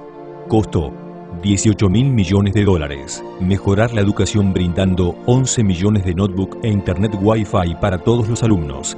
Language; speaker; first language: Spanish; native; Spanish